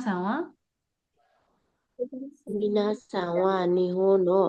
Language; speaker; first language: Japanese; non-native, learner; Burmese